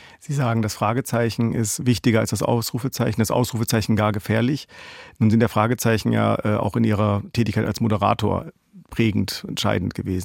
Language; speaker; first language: German; native; German